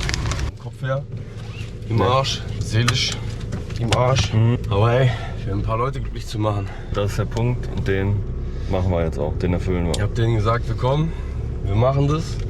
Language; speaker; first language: German; native; German